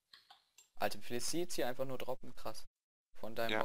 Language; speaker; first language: German; native; German